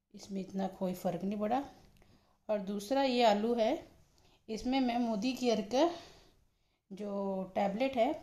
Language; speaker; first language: Hindi; non-native, local second language; Odia